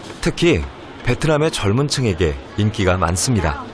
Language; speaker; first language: Korean; native; Korean